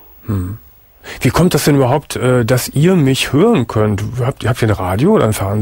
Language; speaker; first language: German; native; German